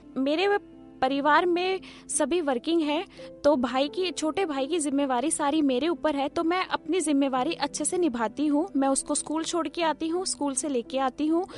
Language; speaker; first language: Hindi; native; Hindi